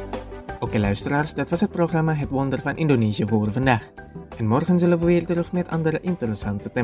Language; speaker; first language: Dutch; non-native, fluent; Indonesian